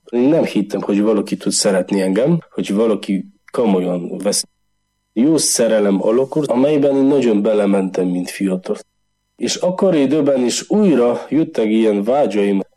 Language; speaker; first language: Hungarian; non-native, learner; Polish